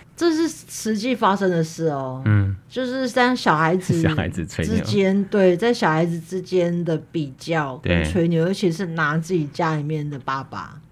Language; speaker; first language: Chinese; native; Chinese